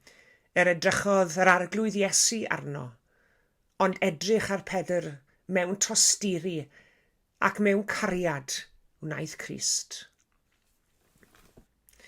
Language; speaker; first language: Welsh; native; Welsh